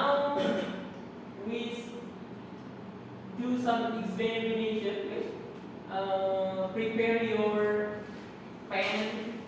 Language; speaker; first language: English; non-native, learner; Indonesian